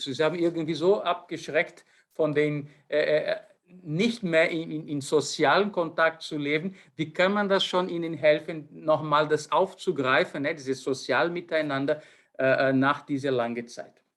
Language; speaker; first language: German; non-native, fluent; Portuguese